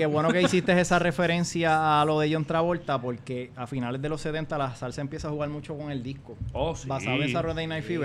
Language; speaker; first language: Spanish; native; Spanish